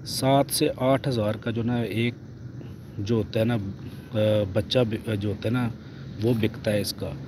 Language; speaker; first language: Urdu; non-native, local second language; Punjabi